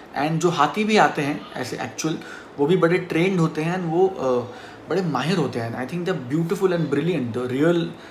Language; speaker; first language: Hindi; non-native, local second language; Marathi